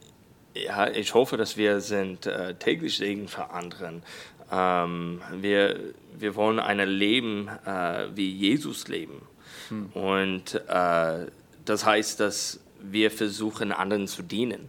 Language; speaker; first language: German; non-native, learner; English